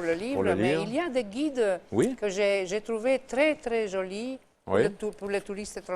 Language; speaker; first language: French; non-native, fluent; Albanian